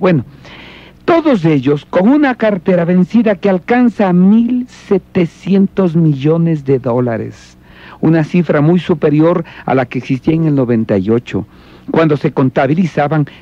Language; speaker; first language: Spanish; native; Spanish